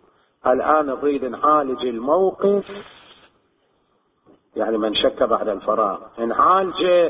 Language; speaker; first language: Arabic; native; Arabic